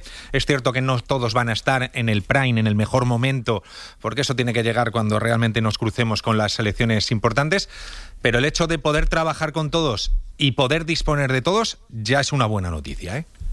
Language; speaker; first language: Spanish; native; Spanish